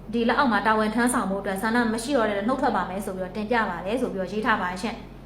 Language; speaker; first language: Burmese; native; Burmese